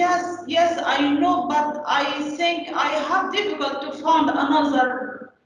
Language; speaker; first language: English; non-native, learner; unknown